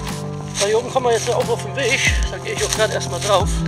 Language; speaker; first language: German; native; German